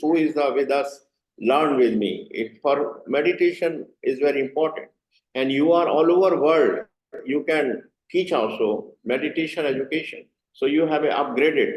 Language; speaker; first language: English; non-native, learner; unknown